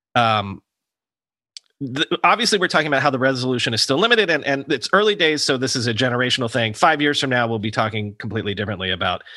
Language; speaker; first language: English; native; English